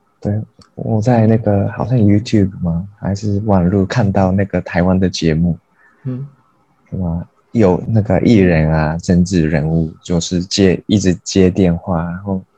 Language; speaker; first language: Chinese; non-native, learner; Japanese